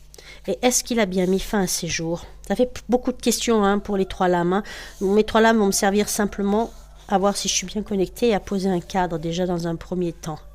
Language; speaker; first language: French; native; French